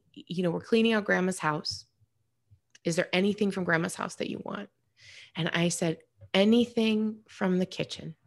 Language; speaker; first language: English; native; English